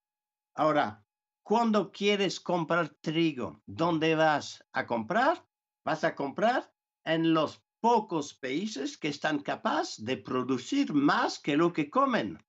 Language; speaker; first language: Spanish; non-native, fluent; French